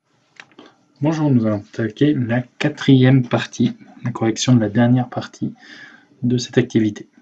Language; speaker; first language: French; native; French